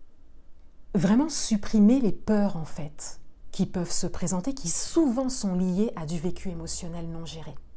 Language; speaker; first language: French; native; French